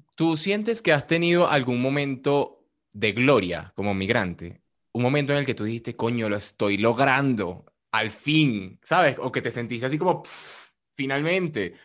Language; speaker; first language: Spanish; native; Spanish